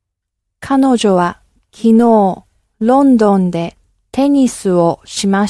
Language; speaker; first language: Japanese; non-native, learner; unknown